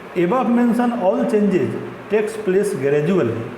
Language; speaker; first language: English; non-native, local second language; Marathi